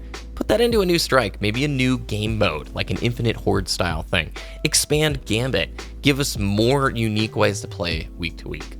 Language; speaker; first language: English; native; English